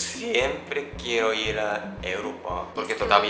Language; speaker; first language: Spanish; non-native, learner; Japanese